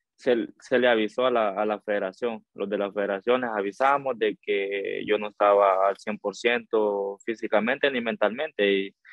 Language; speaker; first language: Spanish; native; Spanish